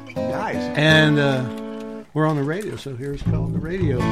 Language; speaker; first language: English; native; English